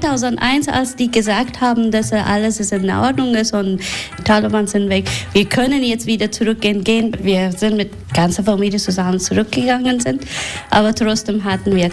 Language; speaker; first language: German; non-native, learner; Persian